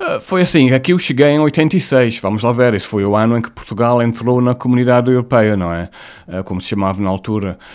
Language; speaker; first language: Portuguese; non-native, fluent; English